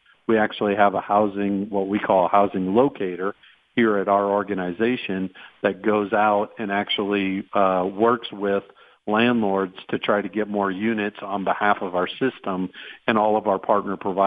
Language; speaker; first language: English; native; English